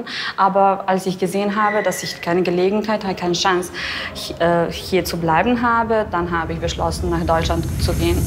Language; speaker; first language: German; non-native, fluent; Bosnian